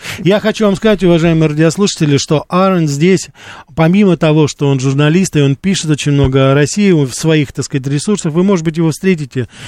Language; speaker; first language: Russian; native; Russian